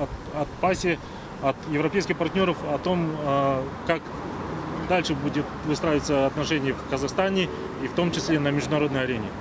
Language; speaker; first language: Russian; native; Russian